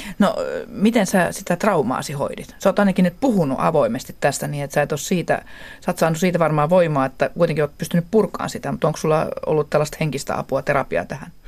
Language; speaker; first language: Finnish; native; Finnish